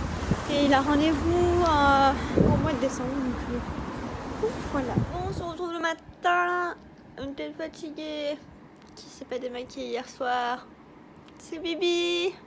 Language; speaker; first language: French; native; French